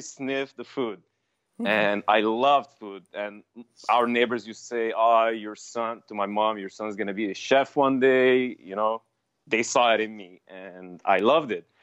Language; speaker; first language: English; non-native, fluent; Armenian